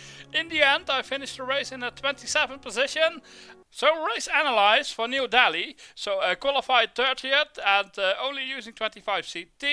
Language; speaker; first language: English; non-native, fluent; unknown